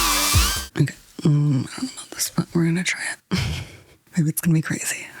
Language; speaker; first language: English; native; English